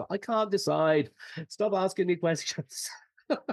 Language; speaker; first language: English; native; English